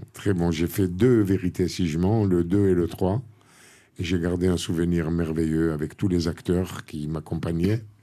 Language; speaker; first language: French; non-native, local second language; Arabic